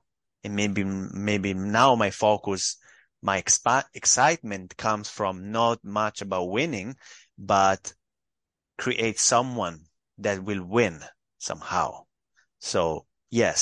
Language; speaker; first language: English; non-native, fluent; Italian